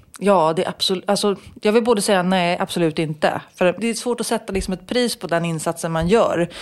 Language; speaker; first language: Swedish; native; Swedish